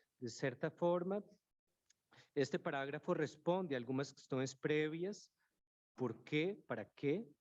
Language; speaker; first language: Portuguese; non-native, fluent; Spanish